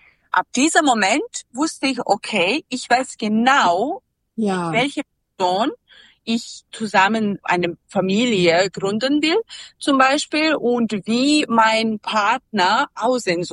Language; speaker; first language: German; non-native, fluent; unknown